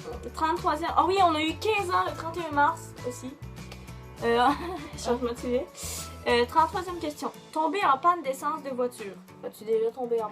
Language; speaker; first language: French; native; French